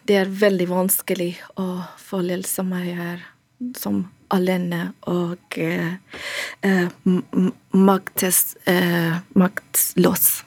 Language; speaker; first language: Norwegian; non-native, learner; Persian